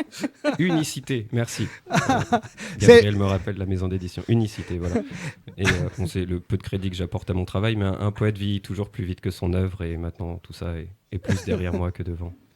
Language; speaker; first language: French; native; French